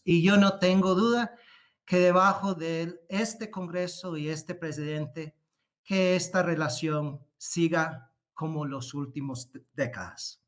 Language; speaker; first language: Spanish; non-native, fluent; English